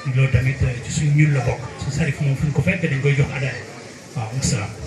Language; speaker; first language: Wolof; non-native, fluent; Fula